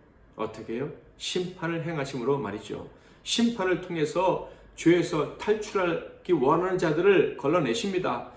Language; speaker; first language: Korean; native; Korean